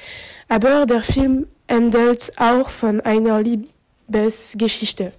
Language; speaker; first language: German; non-native, learner; French